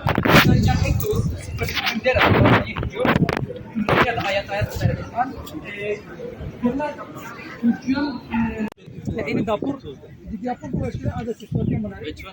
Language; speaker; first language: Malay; non-native, fluent; Turkish